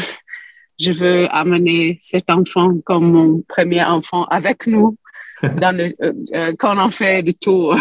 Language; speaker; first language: French; non-native, fluent; English